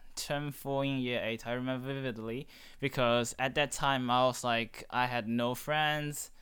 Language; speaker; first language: English; non-native, fluent; Chinese